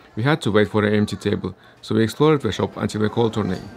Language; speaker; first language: English; early bilingual, other home language; Estonian